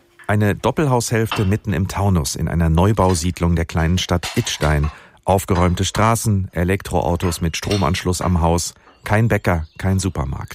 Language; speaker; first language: German; native; German